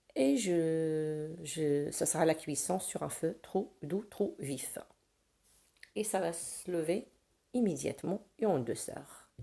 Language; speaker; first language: French; non-native, local second language; Arabic